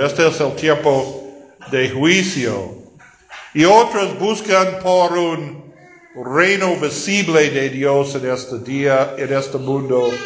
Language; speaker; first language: Spanish; non-native, fluent; English